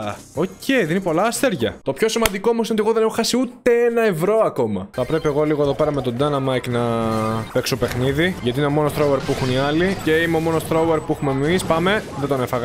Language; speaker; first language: Greek; native; Greek